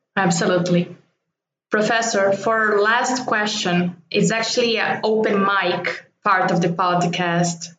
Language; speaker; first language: English; non-native, fluent; Portuguese